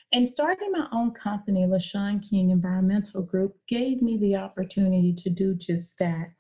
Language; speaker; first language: English; native; English